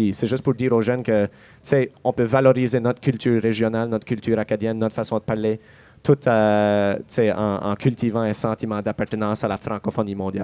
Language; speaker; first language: French; native; French